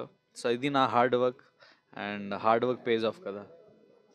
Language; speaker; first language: Telugu; non-native, local second language; Hindi